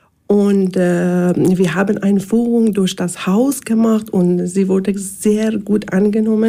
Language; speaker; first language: German; non-native, learner; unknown